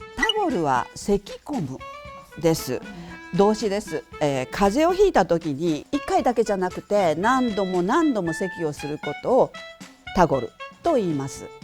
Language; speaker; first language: Japanese; native; Japanese